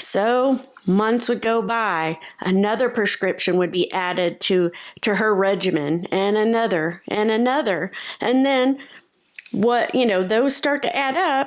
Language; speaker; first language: English; native; English